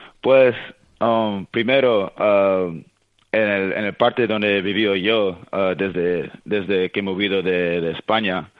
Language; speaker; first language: Spanish; early bilingual, heritage; Spanish